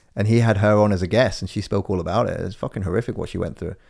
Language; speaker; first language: English; native; English